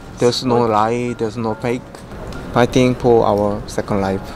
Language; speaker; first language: English; non-native, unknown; Korean